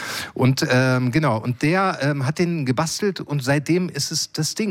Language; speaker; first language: German; native; German